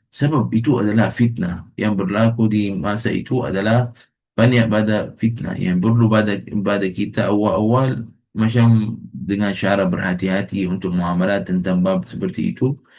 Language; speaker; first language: Malay; non-native, fluent; Arabic